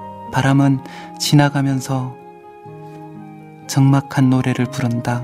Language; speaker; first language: Korean; native; Korean